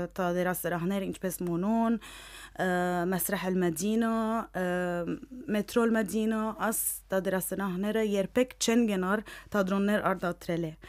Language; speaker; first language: Armenian; early bilingual, heritage; Armenian